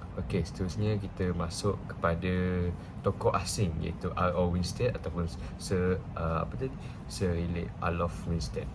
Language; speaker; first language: Malay; non-native, local second language; Iban